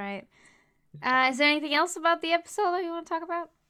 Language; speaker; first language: English; native; English